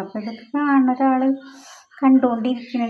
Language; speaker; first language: Malayalam; native; Malayalam